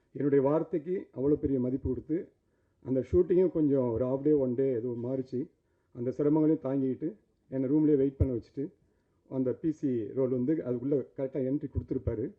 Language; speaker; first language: Tamil; native; Tamil